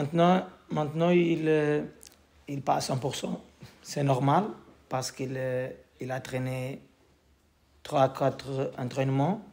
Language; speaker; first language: French; non-native, learner; Portuguese